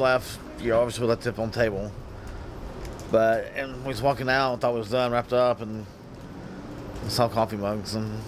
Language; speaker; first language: English; native; English